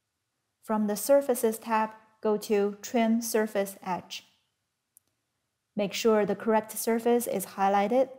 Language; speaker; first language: English; non-native, fluent; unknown